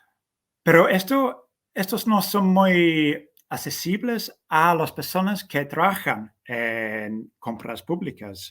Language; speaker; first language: Spanish; non-native, fluent; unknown